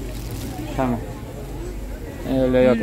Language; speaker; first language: Turkish; non-native, fluent; Russian